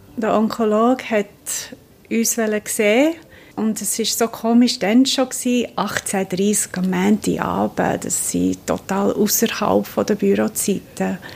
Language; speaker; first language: German; non-native, fluent; English